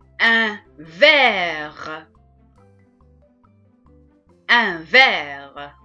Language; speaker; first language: French; non-native, local second language; Arabic